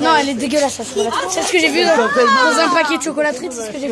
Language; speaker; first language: French; native; French